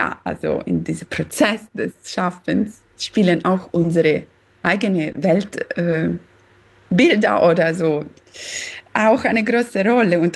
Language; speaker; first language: German; non-native, fluent; Italian